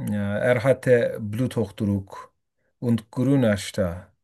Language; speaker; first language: German; non-native, learner; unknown